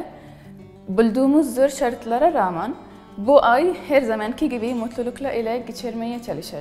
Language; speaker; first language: Turkish; non-native, fluent; Arabic